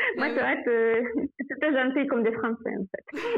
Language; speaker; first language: French; non-native, fluent; Russian